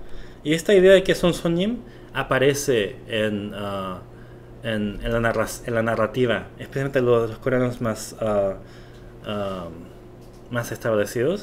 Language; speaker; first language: Spanish; non-native, fluent; Korean